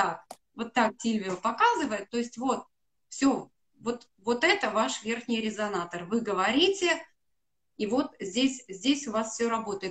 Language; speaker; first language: Russian; native; Russian